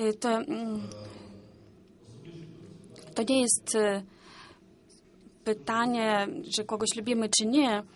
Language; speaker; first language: Polish; non-native, learner; Ukrainian